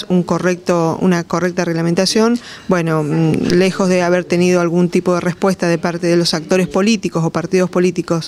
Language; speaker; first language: Spanish; native; Spanish